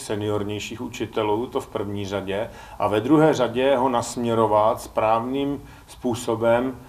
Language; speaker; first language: Czech; native; Czech